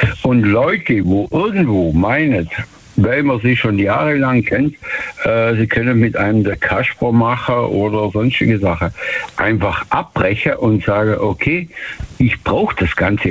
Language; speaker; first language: German; native; German